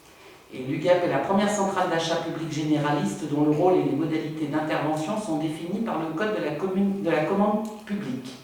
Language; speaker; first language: French; native; French